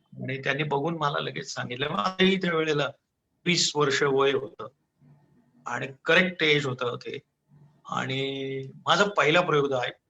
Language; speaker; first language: Marathi; non-native, local second language; Gujarati